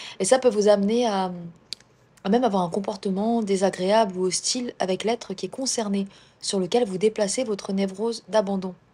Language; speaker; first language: French; native; French